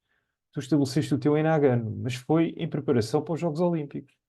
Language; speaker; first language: Portuguese; native; Portuguese